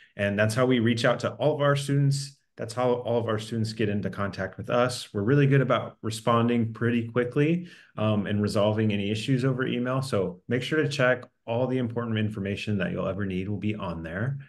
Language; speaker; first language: English; native; English